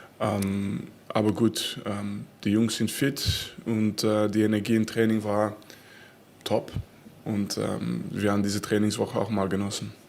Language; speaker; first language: German; non-native, fluent; French